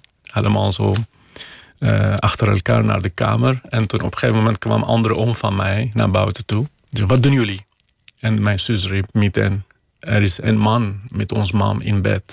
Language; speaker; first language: Dutch; non-native, fluent; Kurdish